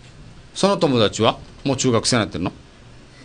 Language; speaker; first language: Japanese; native; Japanese